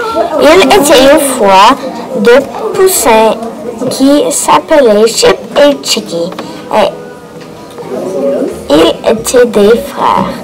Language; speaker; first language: French; non-native, learner; English